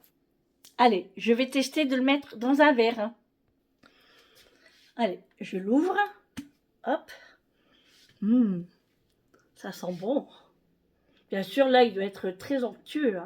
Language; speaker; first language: French; native; French